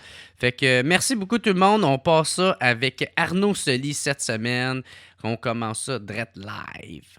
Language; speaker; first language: French; native; French